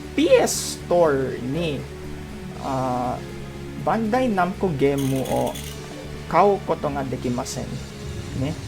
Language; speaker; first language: Japanese; non-native, learner; Filipino